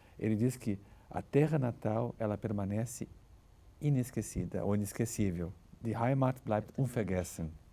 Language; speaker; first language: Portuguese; native; Portuguese